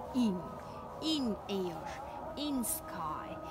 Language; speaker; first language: English; non-native, fluent; Turkish